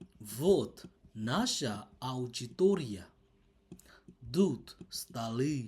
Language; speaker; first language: Russian; non-native, learner; Burmese